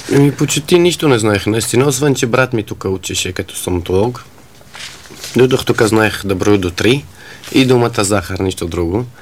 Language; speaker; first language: Bulgarian; non-native, fluent; Arabic